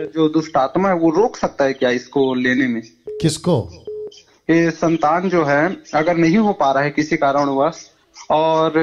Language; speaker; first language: Hindi; native; Hindi